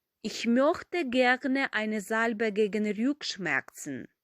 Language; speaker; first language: German; non-native, fluent; Ukrainian